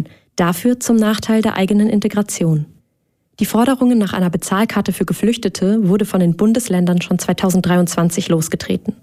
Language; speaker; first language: German; native; German